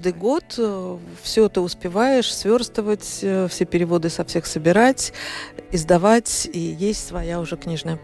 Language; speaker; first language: Russian; native; Russian